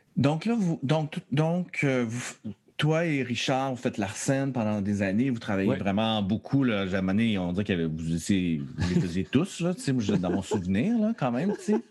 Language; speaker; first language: French; native; French